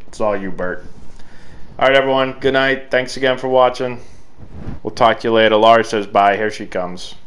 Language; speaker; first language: English; native; English